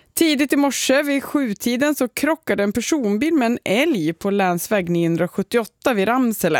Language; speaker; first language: Swedish; native; Swedish